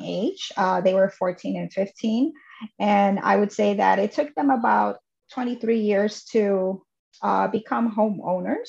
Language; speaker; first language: English; native; English